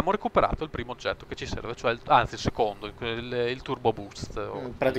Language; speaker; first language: Italian; native; Italian